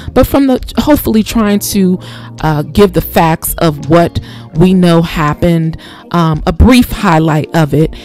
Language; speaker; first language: English; native; English